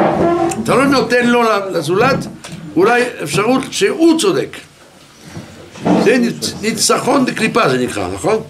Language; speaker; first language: Hebrew; non-native, fluent; French